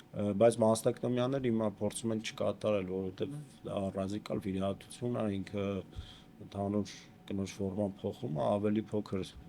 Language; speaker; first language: Armenian; native; Armenian